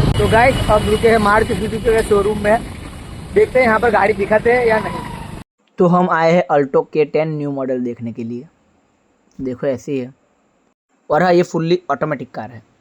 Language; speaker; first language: Hindi; non-native, local second language; Gujarati